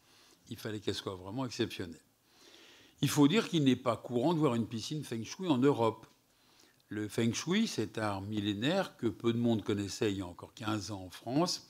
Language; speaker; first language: French; native; French